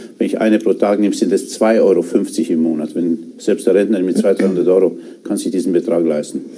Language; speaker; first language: German; non-native, fluent; Romanian